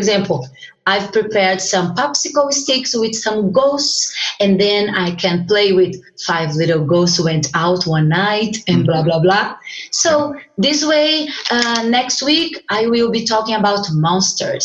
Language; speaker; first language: English; non-native, fluent; Portuguese